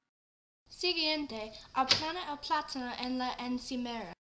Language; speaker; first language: Spanish; non-native, learner; English